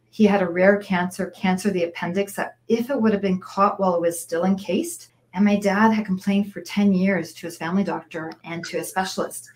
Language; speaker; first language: English; native; English